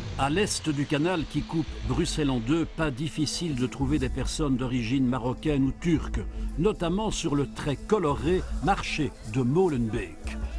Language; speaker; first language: French; native; French